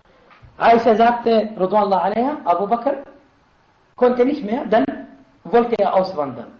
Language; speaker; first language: German; non-native, fluent; Arabic